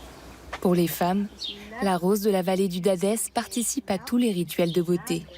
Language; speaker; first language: French; native; French